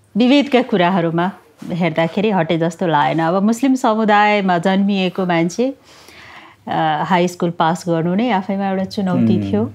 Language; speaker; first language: Nepali; non-native, local second language; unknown